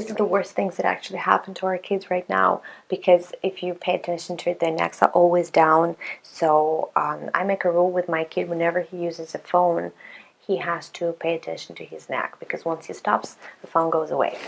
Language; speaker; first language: English; non-native, fluent; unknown